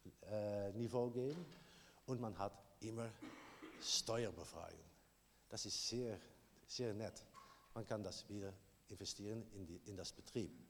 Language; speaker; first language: German; non-native, learner; Dutch